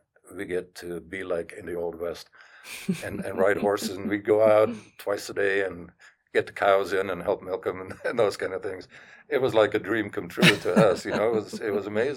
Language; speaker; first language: English; non-native, fluent; German